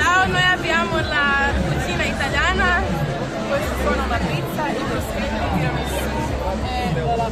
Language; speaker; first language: Italian; non-native, learner; Croatian